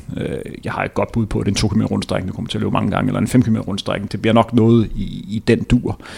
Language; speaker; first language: Danish; native; Danish